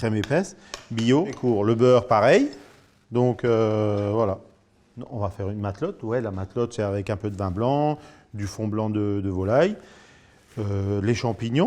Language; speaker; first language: French; native; French